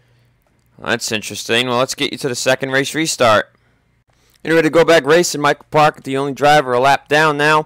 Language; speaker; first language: English; native; English